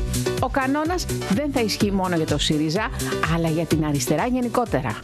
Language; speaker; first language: Greek; native; Greek